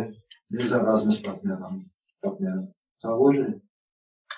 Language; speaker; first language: Polish; non-native, learner; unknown